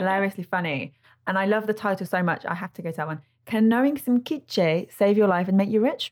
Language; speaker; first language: English; native; English